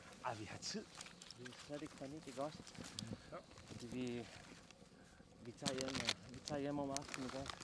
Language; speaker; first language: Danish; non-native, fluent; Polish